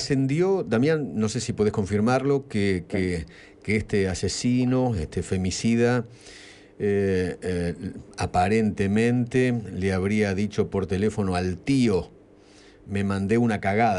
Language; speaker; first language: Spanish; native; Spanish